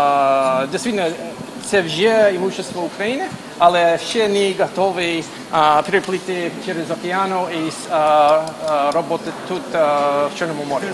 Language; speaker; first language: Ukrainian; non-native, fluent; English